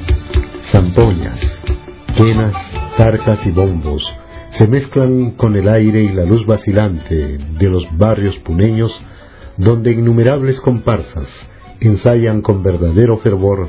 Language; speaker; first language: Spanish; native; Spanish